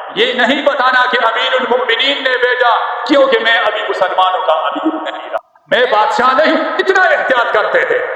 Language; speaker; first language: Urdu; non-native, local second language; Pashto